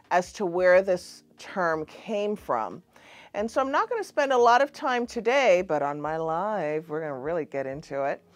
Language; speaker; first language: English; native; English